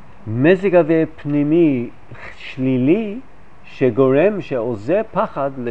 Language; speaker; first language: Hebrew; non-native, fluent; English